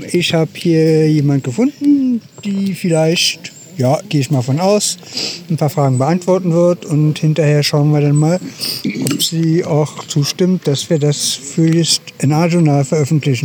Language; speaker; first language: German; native; German